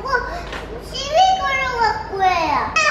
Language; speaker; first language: Korean; early bilingual, heritage; Korean